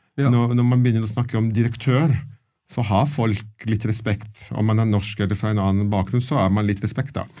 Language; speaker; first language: Norwegian; non-native, fluent; Italian